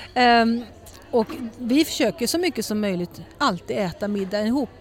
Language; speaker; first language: Swedish; early bilingual, heritage; Swedish